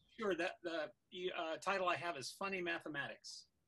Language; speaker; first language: English; native; English